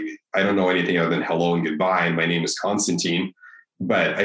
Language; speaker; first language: English; non-native, fluent; Russian